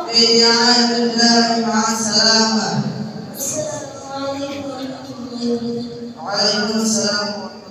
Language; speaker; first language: Arabic; non-native, learner; Bangla